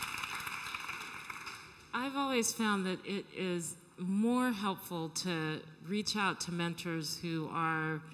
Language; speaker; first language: English; native; English